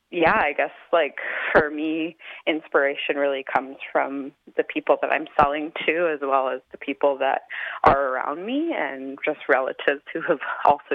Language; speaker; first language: English; native; English